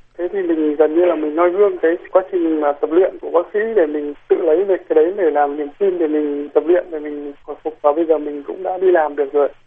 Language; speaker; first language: Vietnamese; native; Vietnamese